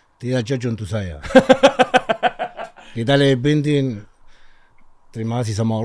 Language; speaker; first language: Indonesian; non-native, learner; Spanish